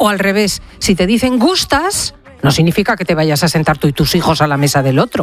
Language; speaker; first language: Spanish; native; Spanish